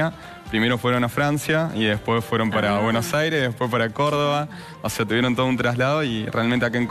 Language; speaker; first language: Spanish; native; Spanish